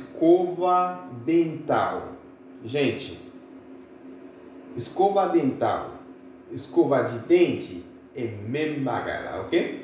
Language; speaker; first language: Portuguese; non-native, fluent; Haitian Creole